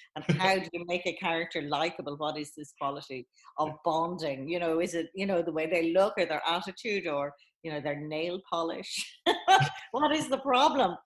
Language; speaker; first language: English; native; English